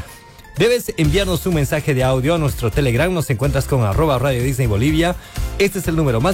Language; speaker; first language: Spanish; native; Spanish